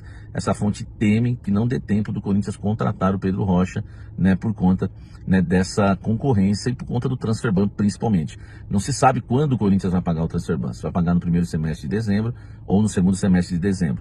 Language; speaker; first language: Portuguese; native; Portuguese